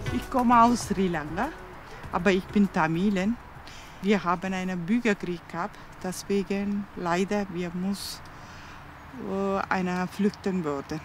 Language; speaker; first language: German; non-native, learner; Tamil